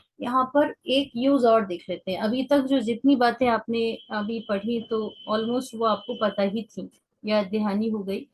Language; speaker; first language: Urdu; native; Urdu